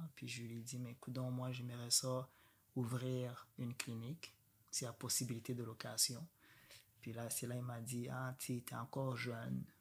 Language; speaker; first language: French; non-native, local second language; Rundi